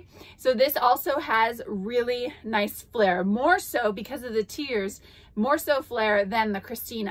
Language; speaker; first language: English; native; English